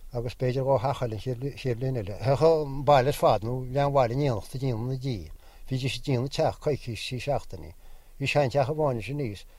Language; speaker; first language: Irish; native; Irish